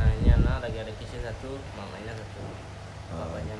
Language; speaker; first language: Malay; non-native, local second language; Rohingya